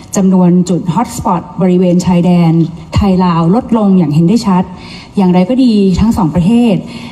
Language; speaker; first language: Thai; native; Thai